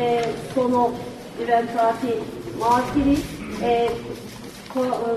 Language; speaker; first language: Italian; non-native, fluent; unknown